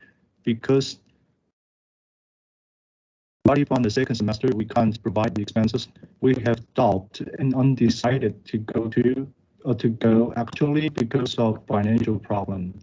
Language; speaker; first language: English; non-native, learner; Chinese